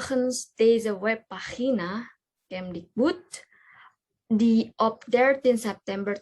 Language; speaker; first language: Dutch; non-native, learner; Indonesian